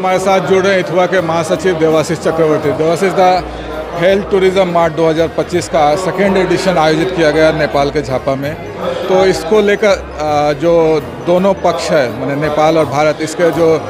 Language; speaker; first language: Hindi; native; Hindi